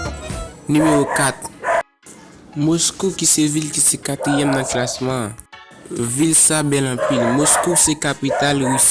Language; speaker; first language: French; non-native, learner; Haitian Creole